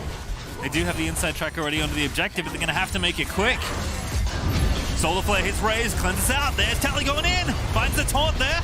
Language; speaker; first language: English; native; English